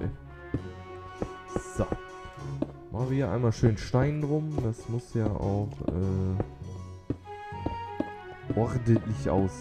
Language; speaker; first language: German; native; German